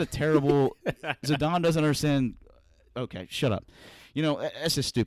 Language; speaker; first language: English; native; English